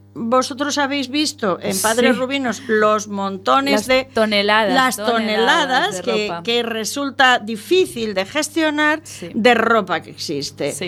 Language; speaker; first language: Spanish; native; Spanish